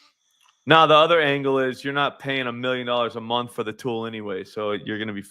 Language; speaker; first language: English; native; English